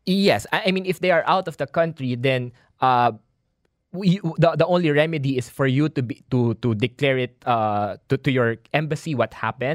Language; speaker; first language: English; non-native, local second language; Filipino